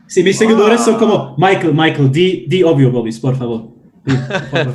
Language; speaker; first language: Spanish; non-native, learner; German